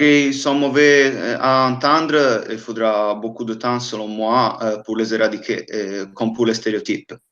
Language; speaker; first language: French; non-native, fluent; Italian